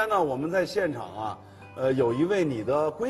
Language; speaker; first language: Chinese; native; Chinese